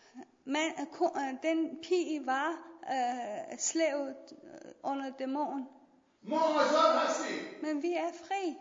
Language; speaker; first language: Danish; non-native, learner; Persian